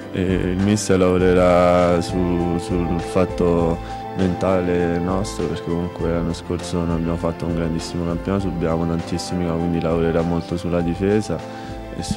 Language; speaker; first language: Italian; native; Italian